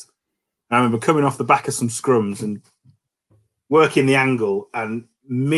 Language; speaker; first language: English; native; English